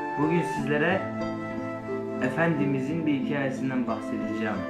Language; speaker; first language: Turkish; native; Turkish